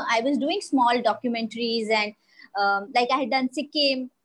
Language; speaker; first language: English; non-native, local second language; Marathi